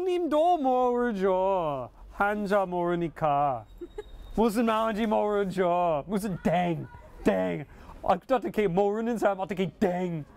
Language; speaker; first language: Korean; non-native, fluent; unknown